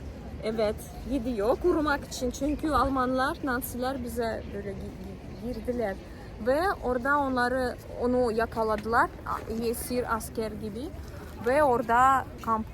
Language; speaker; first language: Turkish; non-native, fluent; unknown